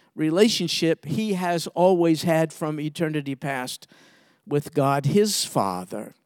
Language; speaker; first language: English; native; English